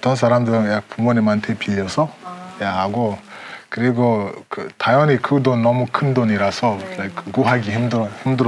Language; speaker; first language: Korean; non-native, fluent; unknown